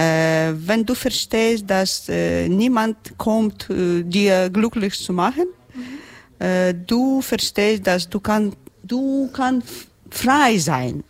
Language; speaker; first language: German; non-native, learner; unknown